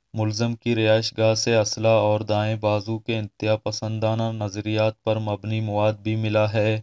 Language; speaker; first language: Urdu; non-native, local second language; Baluchi